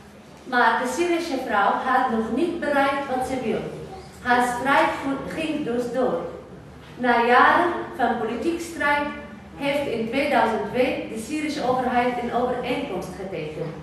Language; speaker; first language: Dutch; non-native, fluent; Arabic